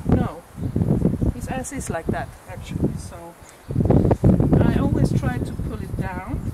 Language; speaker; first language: English; non-native, fluent; Swedish